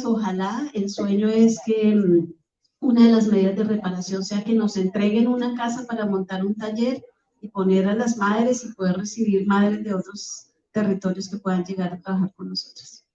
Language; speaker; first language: Spanish; native; Spanish